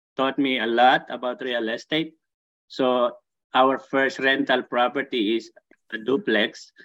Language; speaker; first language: English; non-native, local second language; Filipino